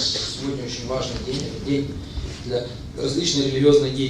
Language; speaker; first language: Russian; native; Russian